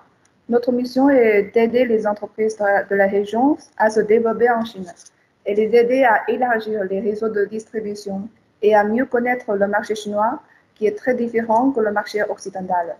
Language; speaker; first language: French; non-native, fluent; Chinese